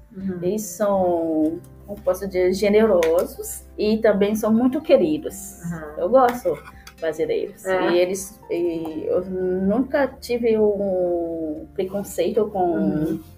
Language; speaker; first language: Portuguese; non-native, fluent; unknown